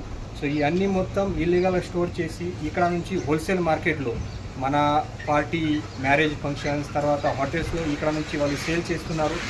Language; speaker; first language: Telugu; non-native, local second language; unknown